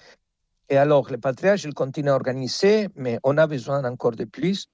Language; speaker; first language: French; non-native, fluent; Spanish